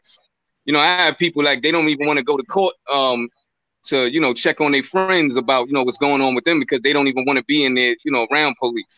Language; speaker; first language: English; native; English